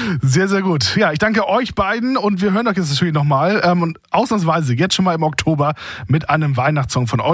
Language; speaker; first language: German; native; German